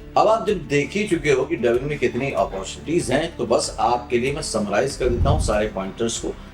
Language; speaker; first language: Hindi; native; Hindi